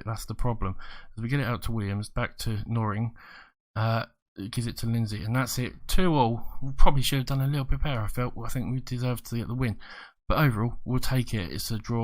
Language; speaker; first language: English; native; English